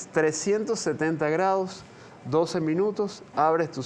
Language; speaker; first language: Spanish; native; Spanish